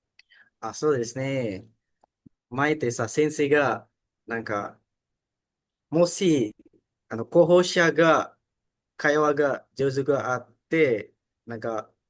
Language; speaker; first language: Japanese; non-native, learner; Indonesian